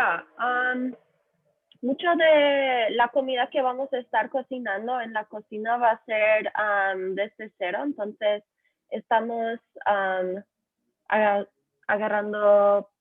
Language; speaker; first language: Spanish; early bilingual, heritage; Spanish